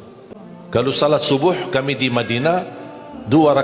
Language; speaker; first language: Indonesian; non-native, fluent; Arabic